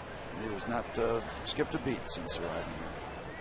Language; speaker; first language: English; native; English